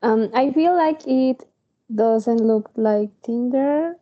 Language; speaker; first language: English; non-native, learner; Spanish